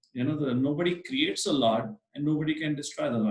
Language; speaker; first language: English; non-native, local second language; Hindi